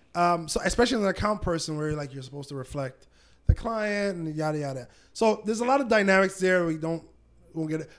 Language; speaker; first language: English; native; English